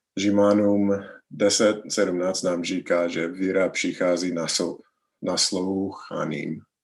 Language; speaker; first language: Czech; non-native, learner; English